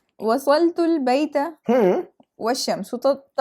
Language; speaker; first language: Arabic; non-native, learner; Urdu